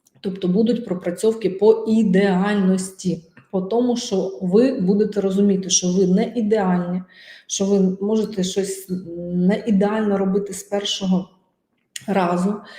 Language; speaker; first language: Ukrainian; non-native, local second language; Russian